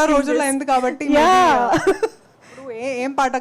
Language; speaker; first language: Telugu; non-native, fluent; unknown